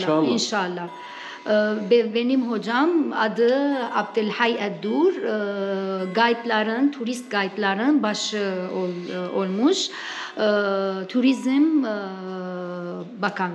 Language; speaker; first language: Turkish; non-native, fluent; Arabic